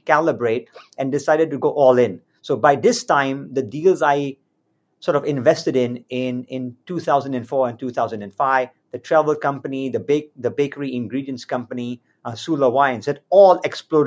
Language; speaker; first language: English; native; English